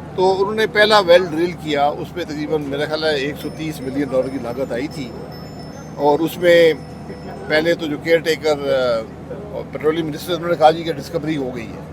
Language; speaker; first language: Urdu; native; Urdu